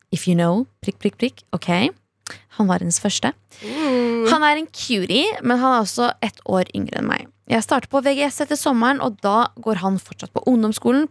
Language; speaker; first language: Norwegian; early bilingual, other home language; Kurdish